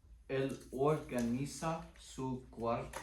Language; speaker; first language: Spanish; non-native, learner; English